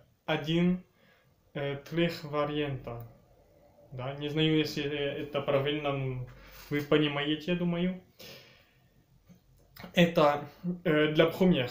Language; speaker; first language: Russian; early bilingual, heritage; French